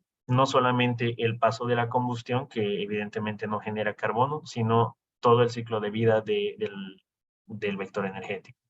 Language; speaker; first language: Spanish; native; Spanish